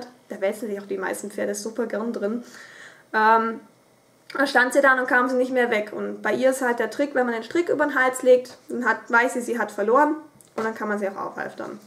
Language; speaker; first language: German; native; German